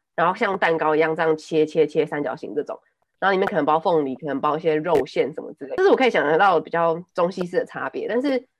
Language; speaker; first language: Chinese; non-native, local second language; Min Nan Chinese